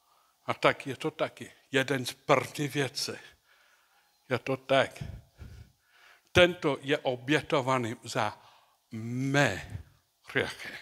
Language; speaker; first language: Czech; non-native, learner; English